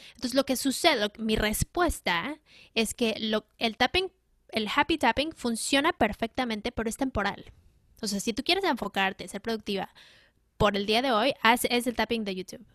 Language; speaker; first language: Spanish; native; Spanish